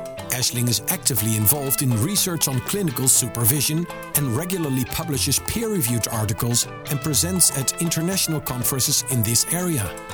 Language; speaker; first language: English; non-native, fluent; Dutch